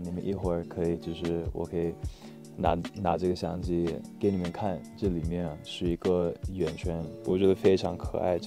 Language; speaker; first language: Chinese; non-native, fluent; English